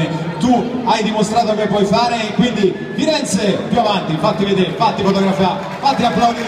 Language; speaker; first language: Italian; native; Italian